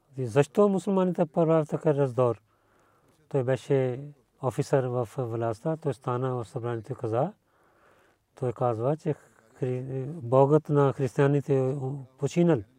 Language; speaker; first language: Bulgarian; non-native, learner; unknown